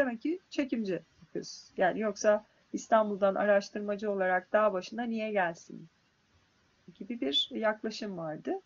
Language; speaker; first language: Turkish; native; Turkish